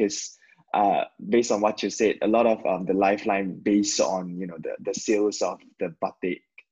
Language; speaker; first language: English; non-native, local second language; Chinese